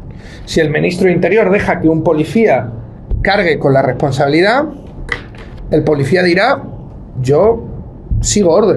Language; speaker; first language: Spanish; native; Spanish